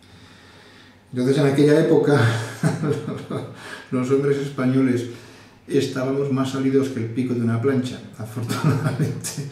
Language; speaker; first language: Spanish; native; Spanish